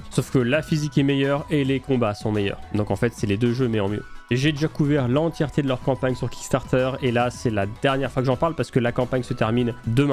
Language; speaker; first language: French; native; French